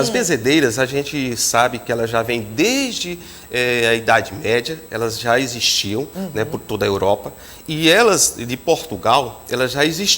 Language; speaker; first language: Portuguese; native; Portuguese